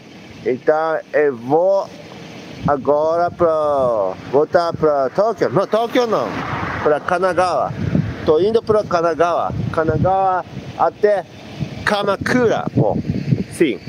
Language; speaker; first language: Portuguese; non-native, learner; Japanese